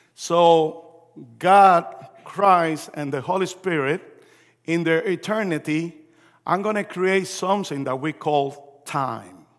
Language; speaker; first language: English; early bilingual, other home language; Spanish